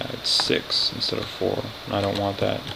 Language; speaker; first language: English; native; English